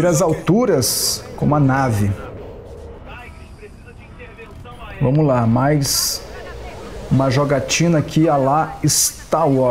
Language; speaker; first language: Portuguese; native; Portuguese